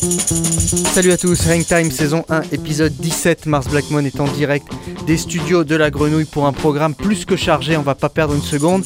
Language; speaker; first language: French; native; French